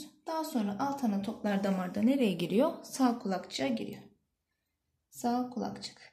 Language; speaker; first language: Turkish; native; Turkish